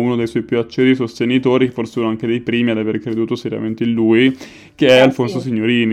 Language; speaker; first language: Italian; native; Italian